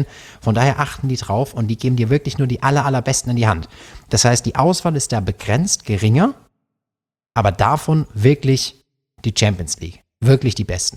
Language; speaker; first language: German; native; German